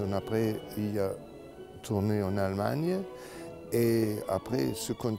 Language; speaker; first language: French; non-native, learner; Russian